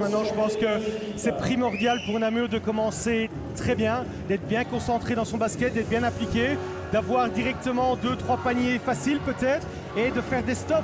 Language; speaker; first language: French; native; French